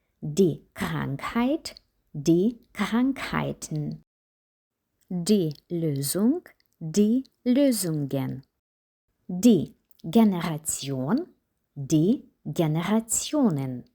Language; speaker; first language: German; non-native, fluent; Ukrainian